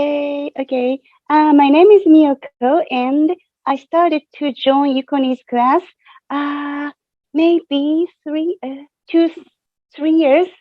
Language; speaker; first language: English; non-native, fluent; Japanese